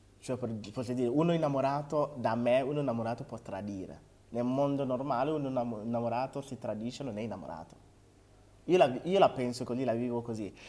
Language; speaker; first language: Italian; early bilingual, other home language; Akan